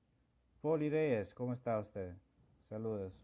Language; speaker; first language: Spanish; non-native, local second language; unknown